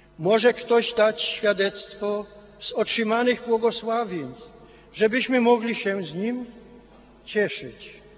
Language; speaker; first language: Polish; native; Polish